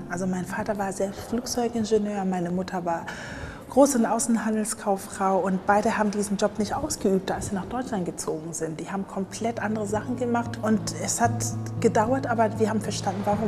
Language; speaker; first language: German; early bilingual, other home language; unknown